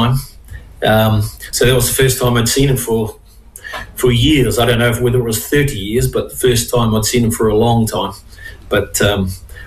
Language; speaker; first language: English; native; English